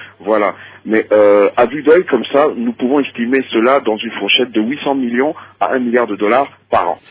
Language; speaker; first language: French; non-native, local second language; Lingala